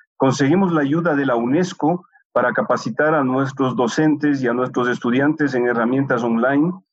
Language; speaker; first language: Spanish; native; Spanish